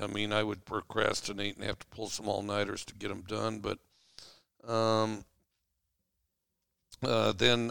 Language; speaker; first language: English; native; English